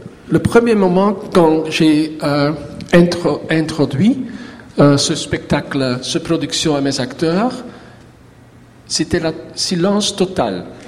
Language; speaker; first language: French; non-native, learner; Dutch